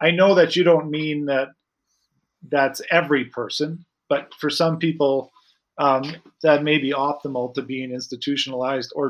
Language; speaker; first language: English; native; English